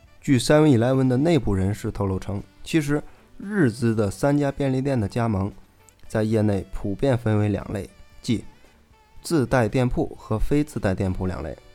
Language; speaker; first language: Chinese; native; Chinese